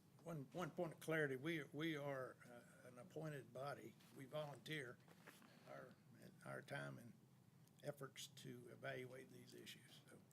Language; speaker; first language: English; native; English